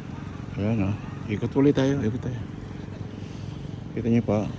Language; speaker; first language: Filipino; native; Filipino